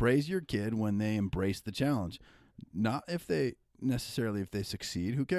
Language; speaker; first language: English; native; English